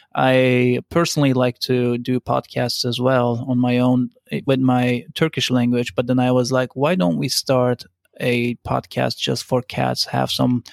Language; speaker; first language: English; non-native, fluent; Turkish